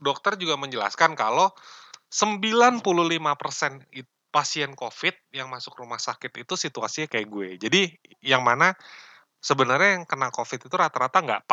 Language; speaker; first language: Indonesian; native; Indonesian